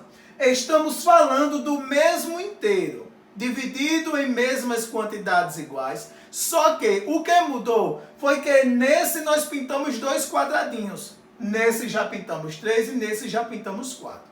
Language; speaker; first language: Portuguese; native; Portuguese